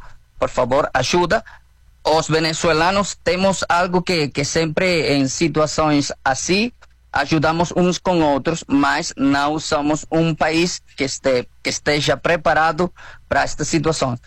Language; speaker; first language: Portuguese; non-native, learner; Spanish